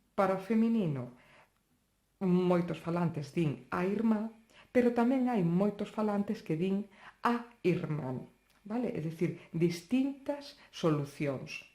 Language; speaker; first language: Galician; non-native, local second language; Spanish